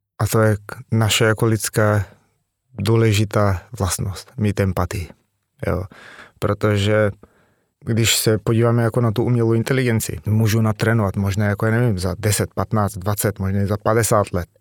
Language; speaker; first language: Czech; non-native, fluent; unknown